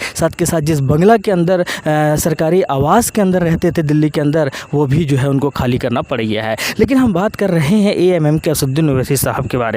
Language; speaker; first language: Hindi; native; Hindi